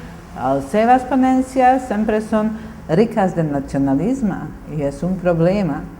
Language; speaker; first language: Catalan; non-native, fluent; Bosnian